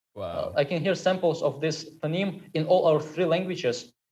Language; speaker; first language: English; non-native, fluent; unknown